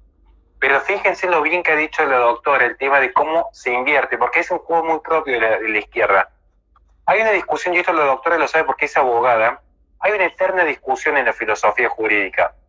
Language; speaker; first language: Spanish; native; Spanish